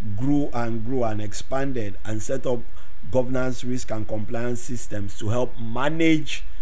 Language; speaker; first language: English; non-native, local second language; Yoruba